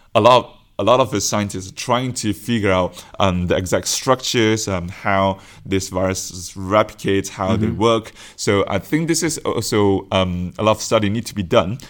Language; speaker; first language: English; non-native, local second language; Chinese